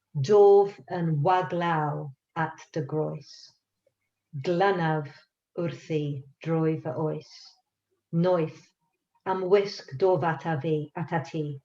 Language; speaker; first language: Welsh; non-native, local second language; English